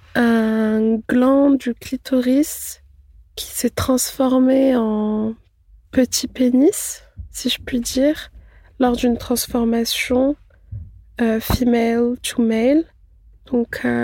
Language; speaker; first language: French; non-native, local second language; Arabic